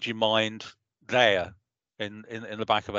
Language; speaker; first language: English; native; English